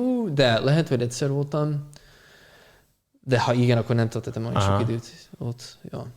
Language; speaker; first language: Hungarian; non-native, fluent; English